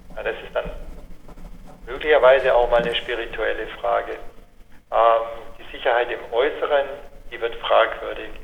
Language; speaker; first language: German; native; German